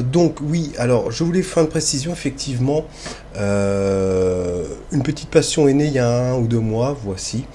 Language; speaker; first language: French; native; French